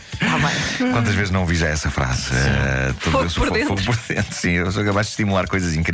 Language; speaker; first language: Portuguese; native; Portuguese